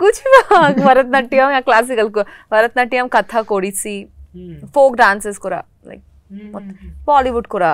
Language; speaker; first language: Telugu; non-native, learner; Bangla